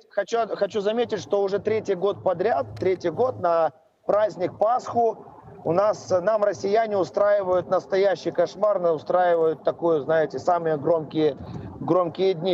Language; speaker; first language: Russian; native; Russian